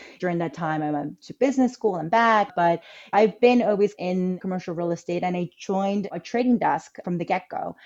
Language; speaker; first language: English; early bilingual, other home language; Korean